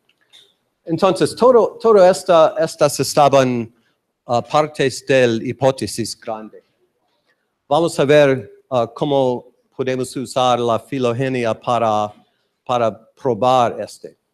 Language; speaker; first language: Spanish; non-native, learner; English